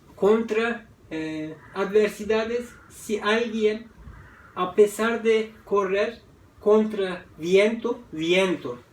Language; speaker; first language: Spanish; non-native, fluent; Turkish